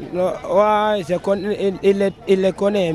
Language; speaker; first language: French; non-native, local second language; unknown